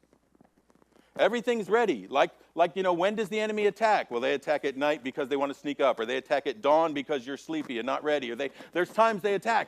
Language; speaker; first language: English; native; English